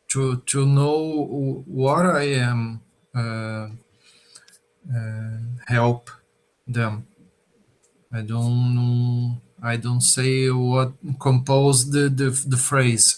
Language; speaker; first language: English; non-native, learner; Portuguese